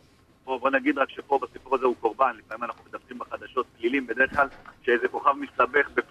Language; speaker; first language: Hebrew; native; Hebrew